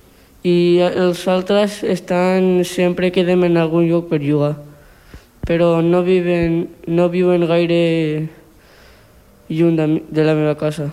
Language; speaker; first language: Catalan; early bilingual, other home language; Urdu